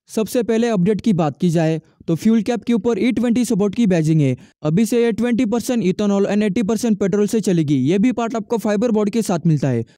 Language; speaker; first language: Hindi; native; Hindi